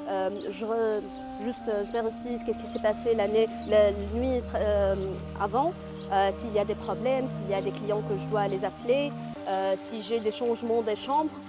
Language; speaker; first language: French; non-native, learner; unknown